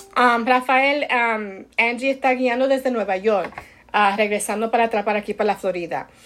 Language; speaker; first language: Spanish; early bilingual, heritage; Spanish